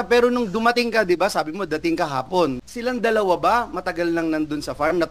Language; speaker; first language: Filipino; native; Filipino